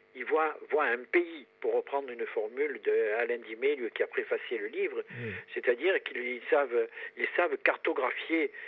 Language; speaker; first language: French; native; French